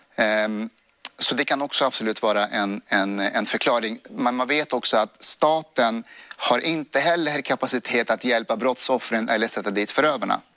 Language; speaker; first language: Swedish; early bilingual, other home language; Persian